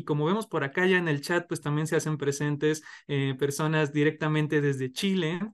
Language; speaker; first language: Spanish; native; Spanish